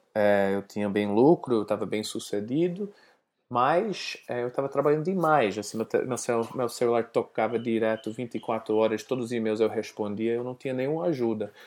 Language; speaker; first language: Portuguese; non-native, fluent; English